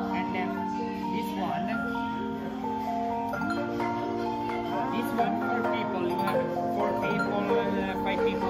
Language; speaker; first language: English; non-native, learner; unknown